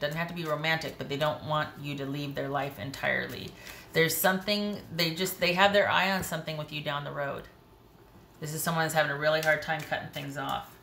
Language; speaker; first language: English; native; English